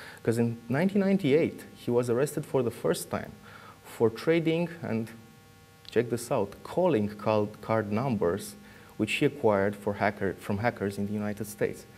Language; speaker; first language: English; non-native, fluent; Romanian